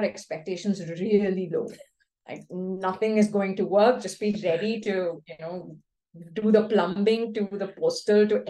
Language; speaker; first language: English; non-native, local second language; Kannada